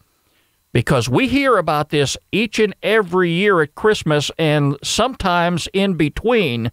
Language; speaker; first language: English; native; English